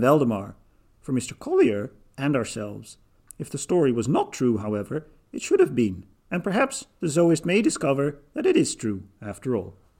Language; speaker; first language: English; non-native, fluent; Dutch